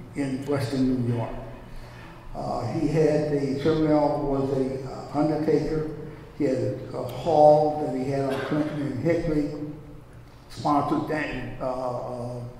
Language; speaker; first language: English; native; English